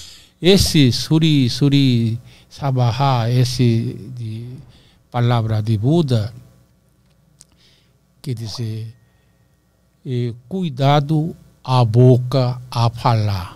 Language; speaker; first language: Portuguese; non-native, learner; Korean